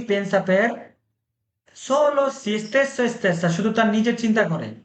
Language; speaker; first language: Italian; non-native, fluent; Bangla